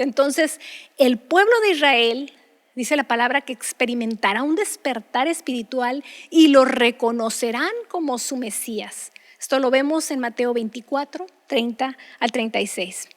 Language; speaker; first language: Spanish; native; Spanish